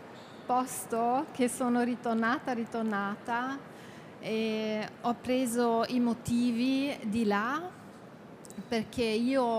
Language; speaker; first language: Italian; non-native, fluent; German